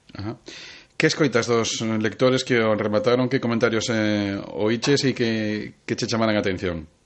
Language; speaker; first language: Galician; native; Galician